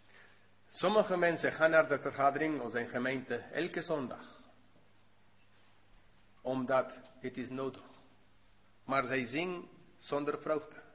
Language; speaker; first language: Dutch; non-native, learner; English